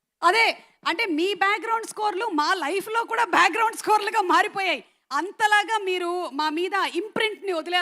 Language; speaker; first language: Telugu; native; Telugu